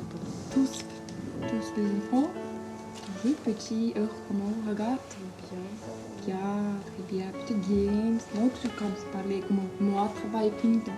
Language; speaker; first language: French; non-native, learner; Russian